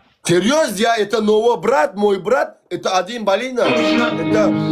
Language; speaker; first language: Russian; non-native, learner; Turkmen